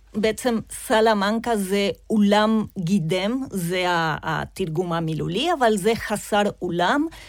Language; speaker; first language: Hebrew; non-native, fluent; Spanish